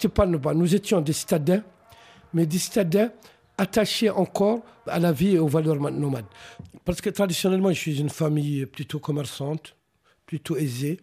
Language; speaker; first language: French; non-native, local second language; Arabic